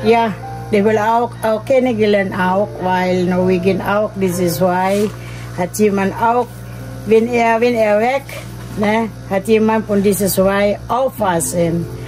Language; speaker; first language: German; non-native, learner; Filipino